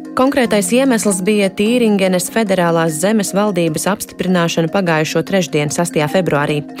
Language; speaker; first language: Latvian; native; Latvian